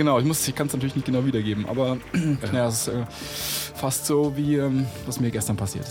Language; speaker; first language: German; native; German